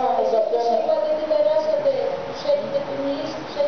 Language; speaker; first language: Greek; native; Greek